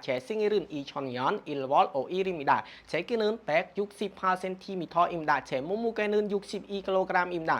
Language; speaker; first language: Korean; non-native, learner; Khmer